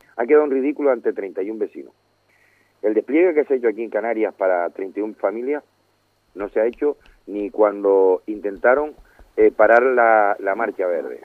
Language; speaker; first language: Spanish; native; Spanish